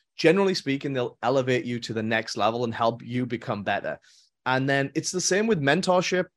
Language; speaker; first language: English; native; English